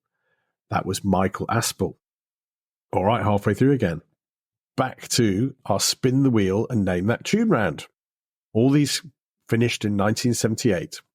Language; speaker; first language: English; native; English